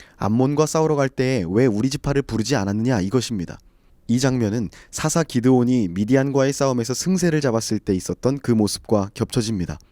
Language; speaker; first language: Korean; native; Korean